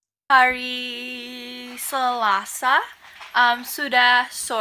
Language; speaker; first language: Indonesian; non-native, fluent; English